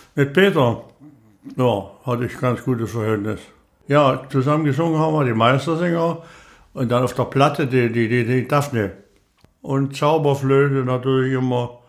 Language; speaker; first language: German; native; German